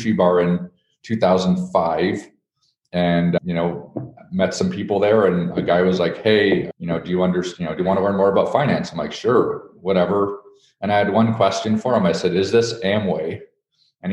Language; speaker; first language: English; native; English